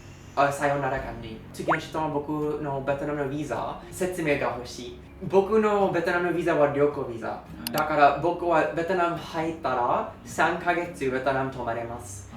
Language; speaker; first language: Japanese; non-native, learner; English